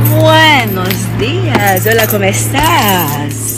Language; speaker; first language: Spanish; non-native, learner; Portuguese